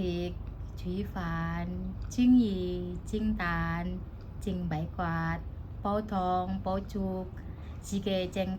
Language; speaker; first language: Cantonese; non-native, learner; Indonesian